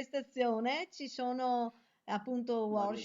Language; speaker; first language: Italian; native; Italian